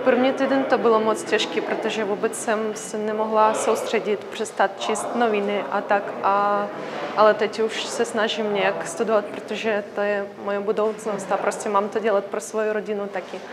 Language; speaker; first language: Czech; early bilingual, other home language; Ukrainian